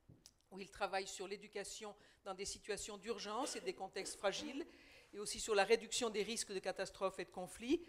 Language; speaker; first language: French; native; French